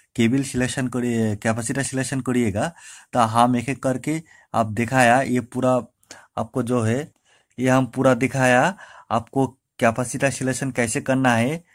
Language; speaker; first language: Hindi; non-native, local second language; Bangla